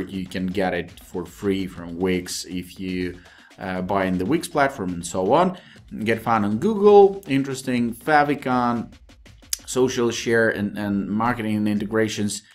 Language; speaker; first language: English; non-native, fluent; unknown